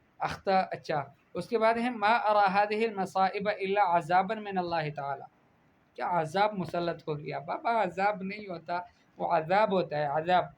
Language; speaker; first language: Urdu; native; Urdu